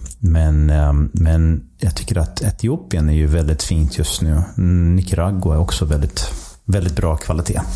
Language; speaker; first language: Swedish; non-native, fluent; English